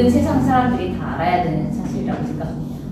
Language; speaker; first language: Korean; native; Korean